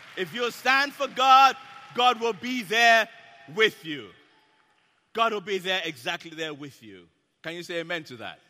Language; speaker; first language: English; non-native, local second language; Yoruba